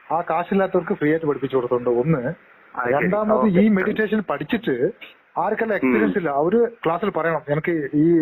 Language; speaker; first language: Malayalam; non-native, local second language; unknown